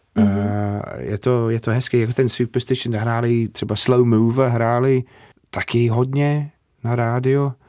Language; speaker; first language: Czech; non-native, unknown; English